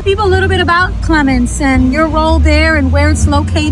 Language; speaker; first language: English; native; English